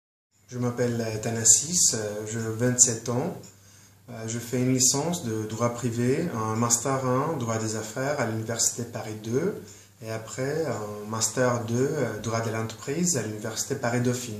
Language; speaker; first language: French; non-native, fluent; Greek